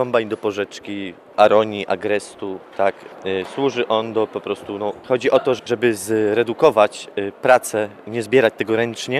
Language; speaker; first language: Polish; native; Polish